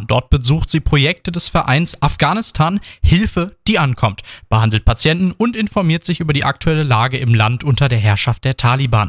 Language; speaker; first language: German; native; German